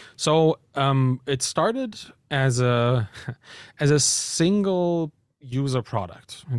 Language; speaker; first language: English; non-native, fluent; German